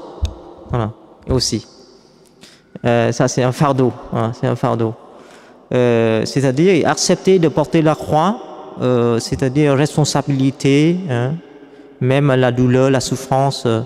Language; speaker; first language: French; non-native, fluent; Vietnamese